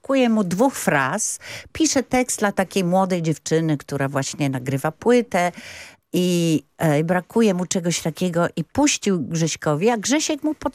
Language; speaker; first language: Polish; native; Polish